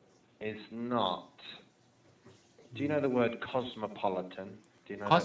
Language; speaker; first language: English; non-native, fluent; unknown